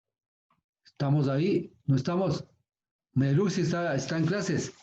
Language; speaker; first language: Spanish; native; Spanish